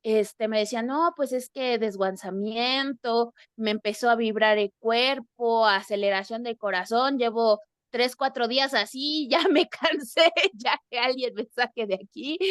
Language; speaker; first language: Spanish; native; Spanish